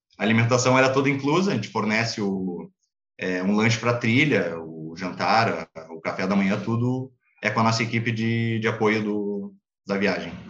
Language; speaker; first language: Portuguese; native; Portuguese